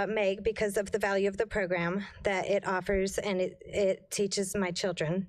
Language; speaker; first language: English; non-native, fluent; French